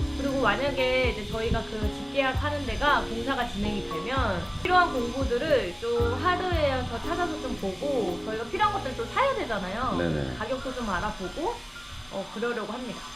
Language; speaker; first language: Korean; native; Korean